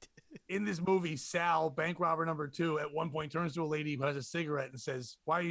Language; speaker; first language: English; native; English